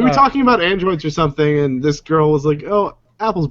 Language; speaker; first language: English; native; English